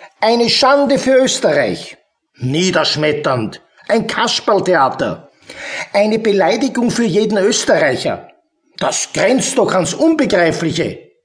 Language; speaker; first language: German; native; German